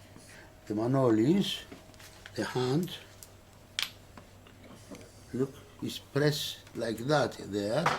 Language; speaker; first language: English; non-native, learner; Greek